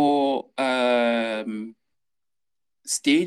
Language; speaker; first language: English; non-native, local second language; French